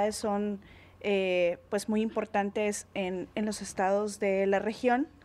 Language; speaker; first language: Spanish; native; Spanish